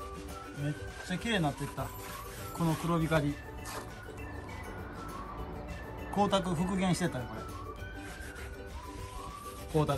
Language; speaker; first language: Japanese; native; Japanese